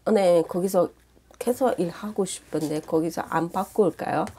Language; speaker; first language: Korean; non-native, learner; Uzbek